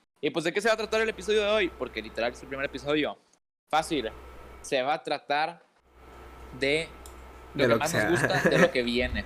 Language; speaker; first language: Spanish; native; Spanish